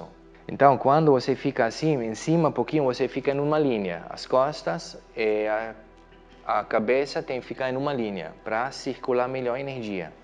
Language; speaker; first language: Portuguese; non-native, learner; German